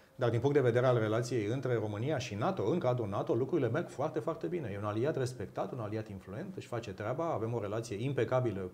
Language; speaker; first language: Romanian; native; Romanian